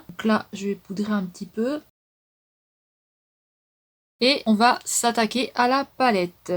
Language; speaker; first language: French; native; French